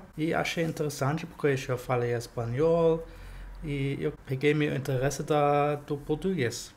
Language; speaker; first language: Portuguese; non-native, fluent; German